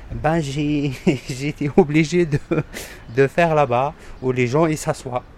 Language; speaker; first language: French; non-native, fluent; Arabic